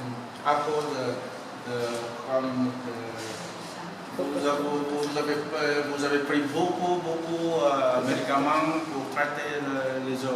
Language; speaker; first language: French; non-native, learner; Vietnamese